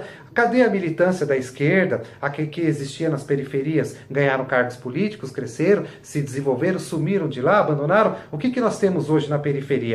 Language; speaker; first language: Portuguese; native; Portuguese